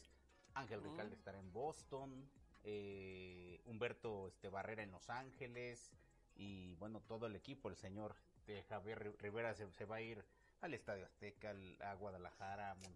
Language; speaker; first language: Spanish; native; Spanish